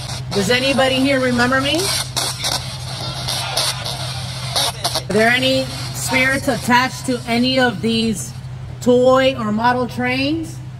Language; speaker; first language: English; native; English